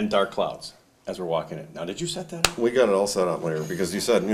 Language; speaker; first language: English; native; English